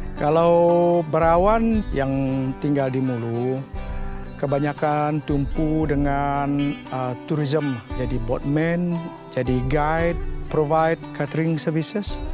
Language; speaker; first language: Malay; non-native, local second language; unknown